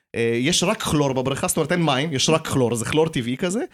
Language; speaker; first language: Hebrew; early bilingual, other home language; Russian